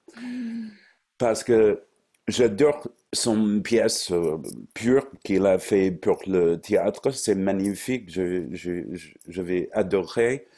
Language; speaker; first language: French; non-native, fluent; English